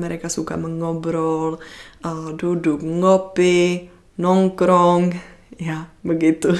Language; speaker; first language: Indonesian; non-native, fluent; Czech